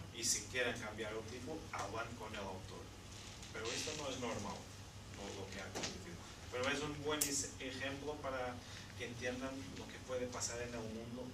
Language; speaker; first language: Spanish; non-native, fluent; Portuguese